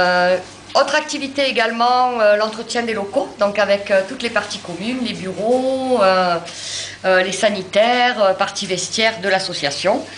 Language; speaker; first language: French; native; French